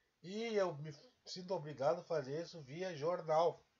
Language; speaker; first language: Portuguese; native; Portuguese